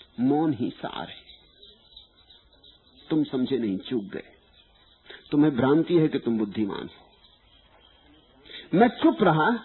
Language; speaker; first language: Hindi; native; Hindi